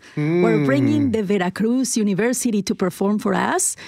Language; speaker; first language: English; non-native, fluent; Spanish